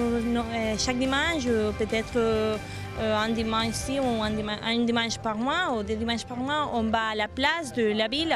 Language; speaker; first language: French; non-native, learner; Catalan